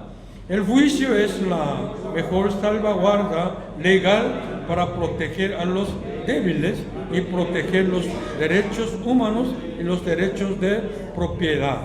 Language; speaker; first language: Spanish; non-native, fluent; Korean